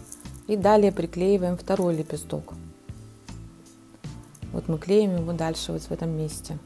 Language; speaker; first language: Russian; native; Russian